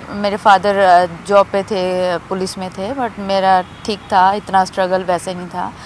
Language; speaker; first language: Hindi; native; Hindi